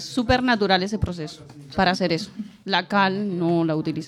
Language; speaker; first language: Spanish; native; Spanish